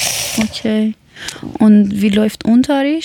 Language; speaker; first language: German; non-native, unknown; Persian